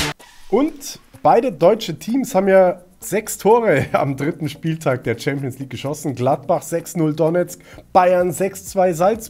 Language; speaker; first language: German; native; German